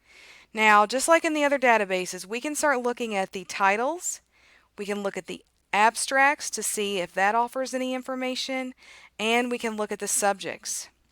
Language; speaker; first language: English; native; English